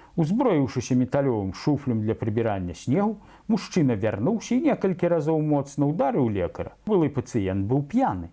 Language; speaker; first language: Belarusian; native; Belarusian